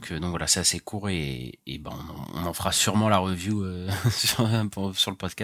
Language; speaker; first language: French; native; French